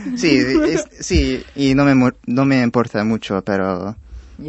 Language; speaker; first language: Spanish; non-native, fluent; English